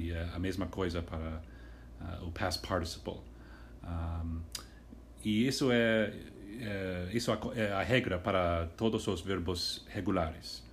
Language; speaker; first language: Portuguese; non-native, fluent; English